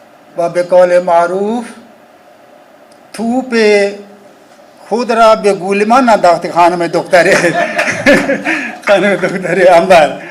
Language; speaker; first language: Persian; non-native, fluent; Urdu